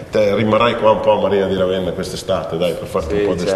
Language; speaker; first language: Italian; native; Italian